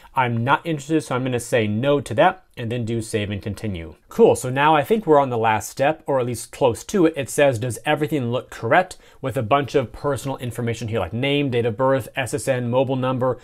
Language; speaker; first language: English; native; English